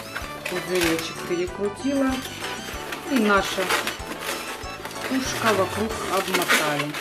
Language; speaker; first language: Russian; native; Russian